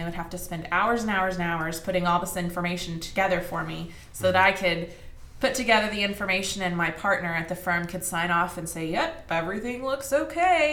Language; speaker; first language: English; native; English